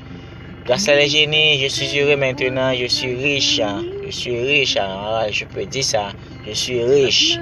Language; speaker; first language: French; non-native, learner; Haitian Creole